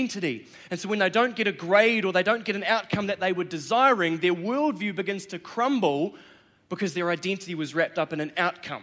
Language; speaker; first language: English; native; English